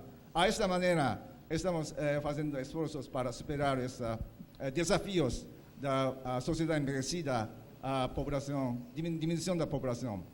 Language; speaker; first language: Portuguese; non-native, fluent; Japanese